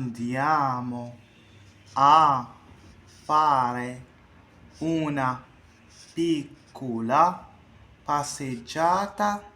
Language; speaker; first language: Italian; non-native, fluent; Arabic